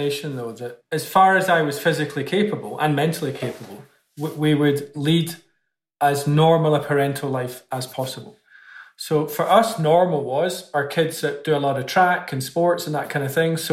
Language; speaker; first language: English; native; English